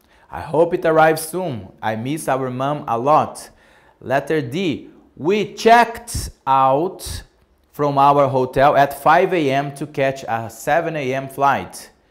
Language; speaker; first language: English; non-native, fluent; Portuguese